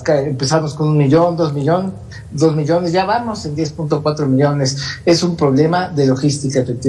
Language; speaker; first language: Spanish; native; Spanish